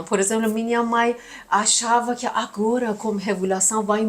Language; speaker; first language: Portuguese; non-native, learner; Persian